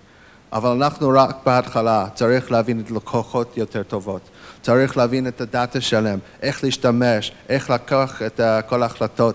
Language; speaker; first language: Hebrew; non-native, fluent; English